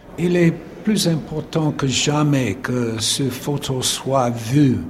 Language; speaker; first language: French; non-native, fluent; English